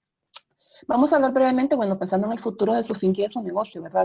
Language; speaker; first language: Spanish; native; Spanish